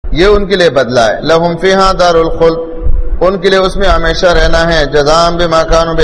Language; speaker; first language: Urdu; non-native, local second language; Pashto